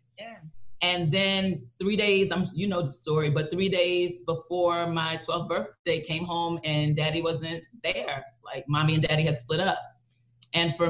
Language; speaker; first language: English; native; English